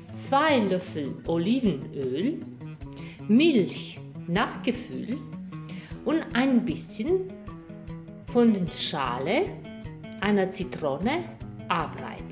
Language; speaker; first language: German; non-native, learner; Romanian